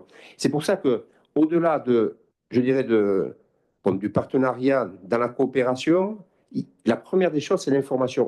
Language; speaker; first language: French; native; French